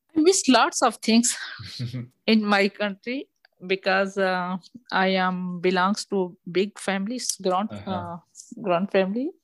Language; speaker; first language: English; non-native, local second language; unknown